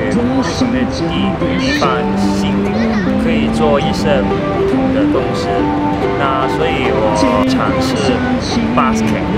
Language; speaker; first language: Chinese; non-native, local second language; Cantonese